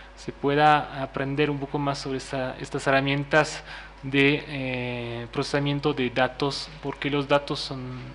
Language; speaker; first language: Spanish; non-native, fluent; French